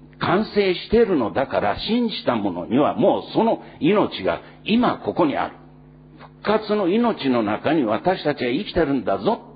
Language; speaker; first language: Japanese; native; Japanese